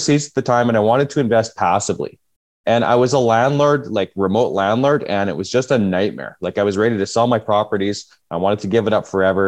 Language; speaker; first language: English; native; English